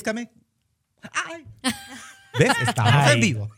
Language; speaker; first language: Spanish; native; Spanish